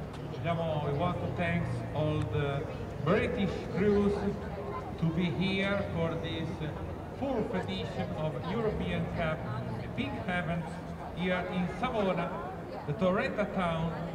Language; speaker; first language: English; non-native, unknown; Italian